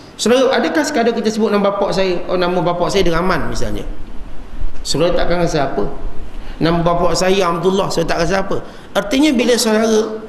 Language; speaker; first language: Malay; native; Malay